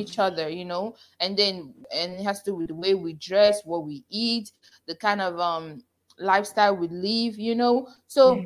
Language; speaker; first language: English; non-native, local second language; Igbo